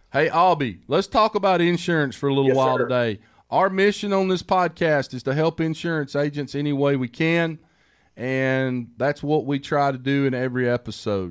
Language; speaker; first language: English; native; English